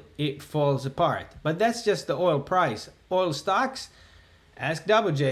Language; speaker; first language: English; native; English